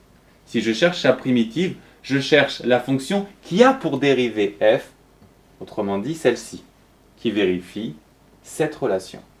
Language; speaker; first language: French; native; French